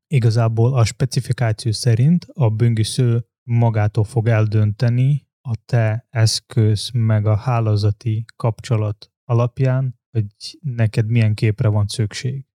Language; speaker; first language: Hungarian; native; Hungarian